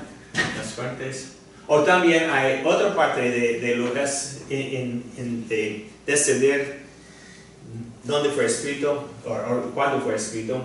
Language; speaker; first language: Spanish; non-native, fluent; English